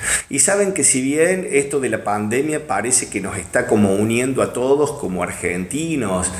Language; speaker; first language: Spanish; native; Spanish